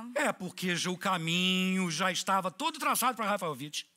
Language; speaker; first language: Portuguese; native; Portuguese